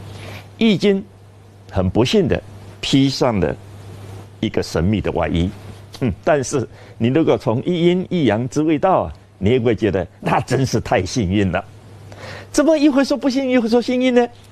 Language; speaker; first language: Chinese; native; Chinese